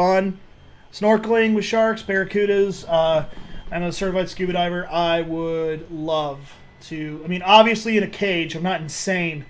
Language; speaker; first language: English; native; English